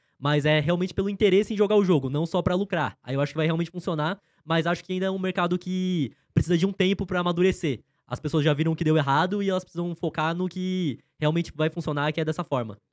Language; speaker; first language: Portuguese; native; Portuguese